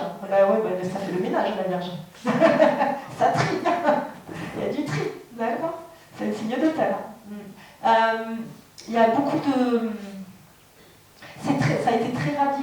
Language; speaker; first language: French; native; French